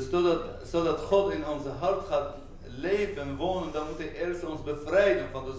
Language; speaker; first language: Dutch; non-native, fluent; Arabic